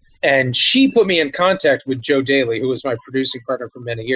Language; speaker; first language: English; native; English